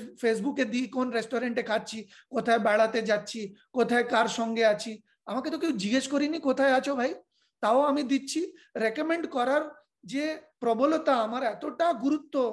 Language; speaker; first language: Bangla; non-native, fluent; Hindi